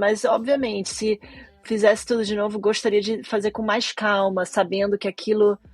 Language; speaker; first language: Portuguese; early bilingual, other home language; Spanish